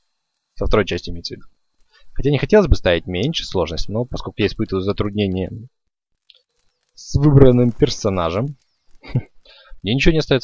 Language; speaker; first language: Russian; native; Russian